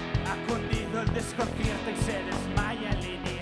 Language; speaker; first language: Spanish; native; Spanish